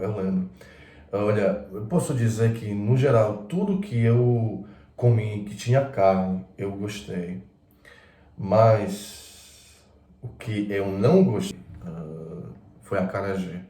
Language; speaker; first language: Portuguese; non-native, fluent; Croatian